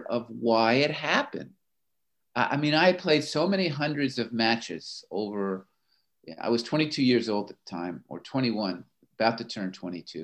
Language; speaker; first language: English; native; English